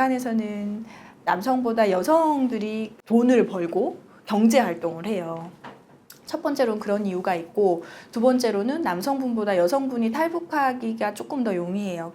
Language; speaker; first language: Korean; native; Korean